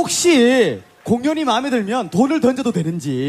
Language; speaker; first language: Korean; native; Korean